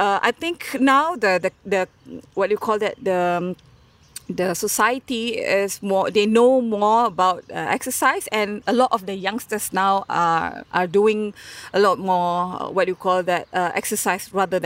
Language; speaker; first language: English; non-native, local second language; Malay